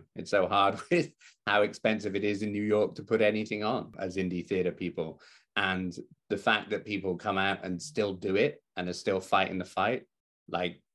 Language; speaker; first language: English; native; English